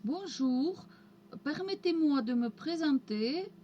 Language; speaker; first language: French; non-native, fluent; Russian